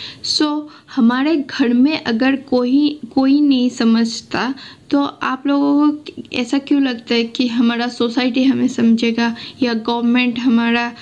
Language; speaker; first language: Hindi; non-native, local second language; Assamese